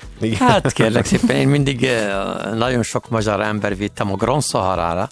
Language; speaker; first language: Hungarian; non-native, fluent; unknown